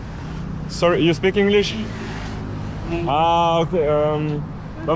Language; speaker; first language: English; non-native, learner; French